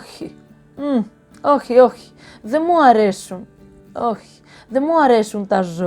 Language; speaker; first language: Greek; non-native, learner; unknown